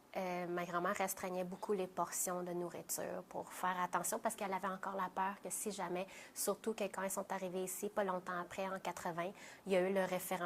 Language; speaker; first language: French; early bilingual, other home language; Vietnamese